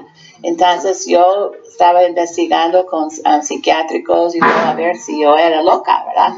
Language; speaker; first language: Spanish; non-native, fluent; English